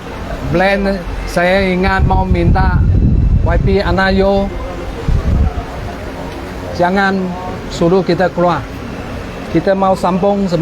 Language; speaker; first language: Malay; non-native, local second language; Cantonese